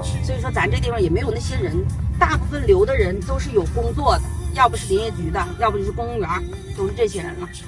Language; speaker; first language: Chinese; native; Chinese